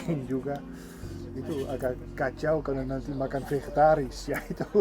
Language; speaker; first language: Indonesian; non-native, fluent; Dutch